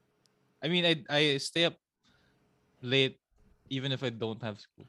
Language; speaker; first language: English; non-native, local second language; Filipino